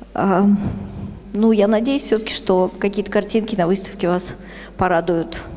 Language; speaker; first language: Russian; native; Russian